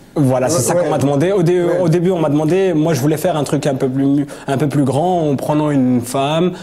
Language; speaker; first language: French; native; French